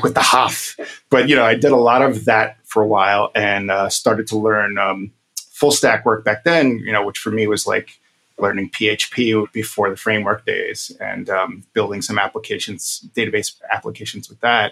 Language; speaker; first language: English; native; English